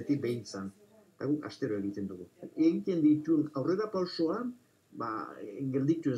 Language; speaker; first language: Basque; native; Basque